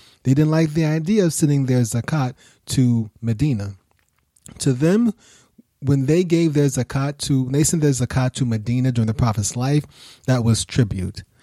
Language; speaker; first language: English; native; English